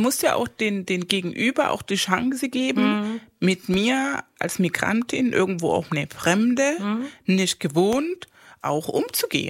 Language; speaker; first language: German; non-native, fluent; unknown